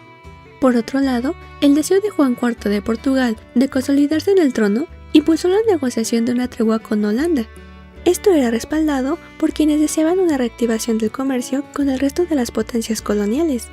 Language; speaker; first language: Spanish; native; Spanish